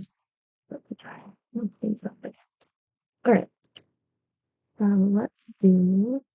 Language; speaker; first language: English; native; English